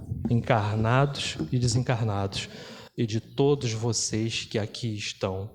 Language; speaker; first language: Portuguese; native; Portuguese